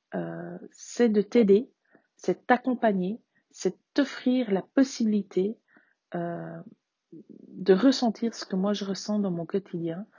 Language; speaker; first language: French; native; French